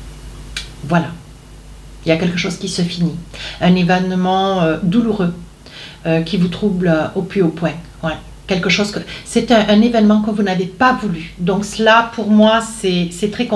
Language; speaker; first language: French; native; French